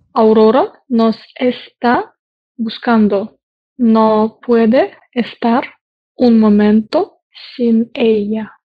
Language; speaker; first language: Spanish; non-native, learner; Russian